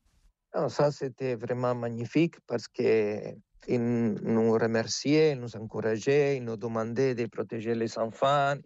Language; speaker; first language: French; non-native, fluent; Spanish